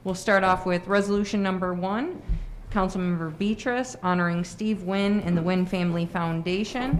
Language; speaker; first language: English; native; English